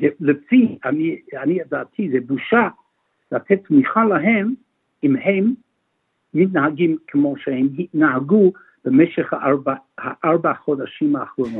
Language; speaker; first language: Hebrew; non-native, fluent; English